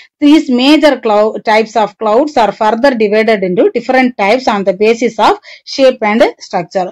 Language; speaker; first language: English; non-native, local second language; Tamil